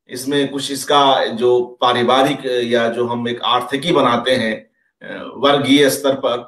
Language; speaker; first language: Hindi; native; Hindi